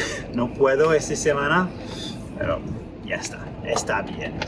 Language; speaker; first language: Spanish; non-native, learner; English